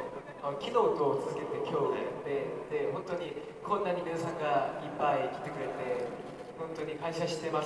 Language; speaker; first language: Japanese; non-native, fluent; Korean